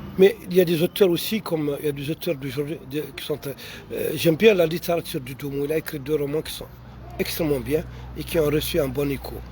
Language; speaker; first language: French; non-native, local second language; Arabic